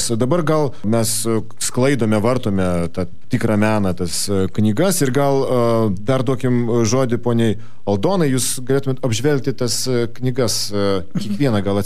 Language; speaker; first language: Lithuanian; native; Lithuanian